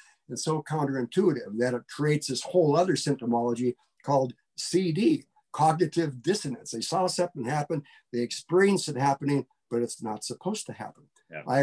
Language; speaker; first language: English; native; English